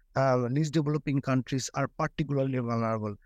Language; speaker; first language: English; non-native, local second language; Bangla